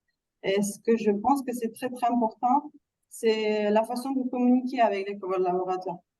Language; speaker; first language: French; non-native, fluent; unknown